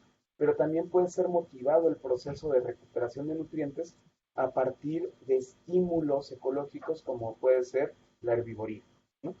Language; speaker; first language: Spanish; native; Spanish